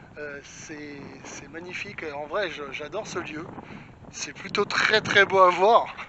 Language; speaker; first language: French; native; French